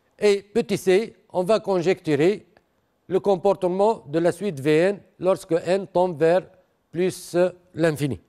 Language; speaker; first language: French; non-native, local second language; Arabic